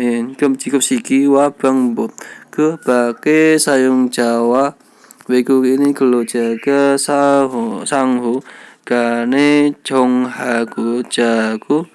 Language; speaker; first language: Korean; non-native, learner; Indonesian